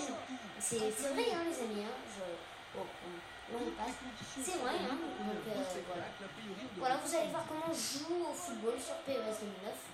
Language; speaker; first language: French; native; French